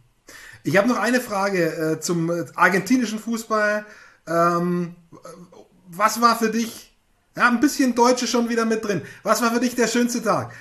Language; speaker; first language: German; native; German